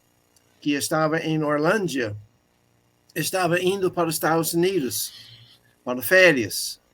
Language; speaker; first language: Portuguese; non-native, fluent; English